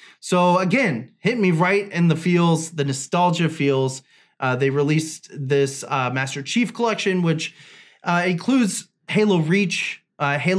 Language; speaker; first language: English; native; English